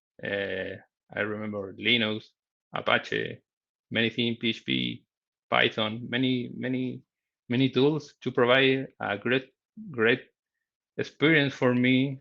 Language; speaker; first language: English; non-native, learner; Spanish